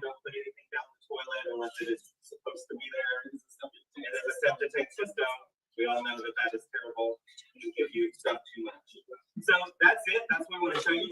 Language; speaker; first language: English; native; English